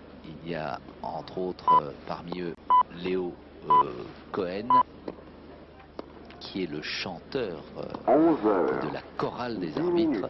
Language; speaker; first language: French; native; French